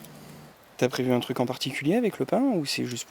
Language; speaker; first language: French; native; French